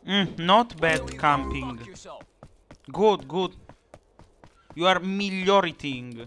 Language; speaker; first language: English; non-native, learner; Italian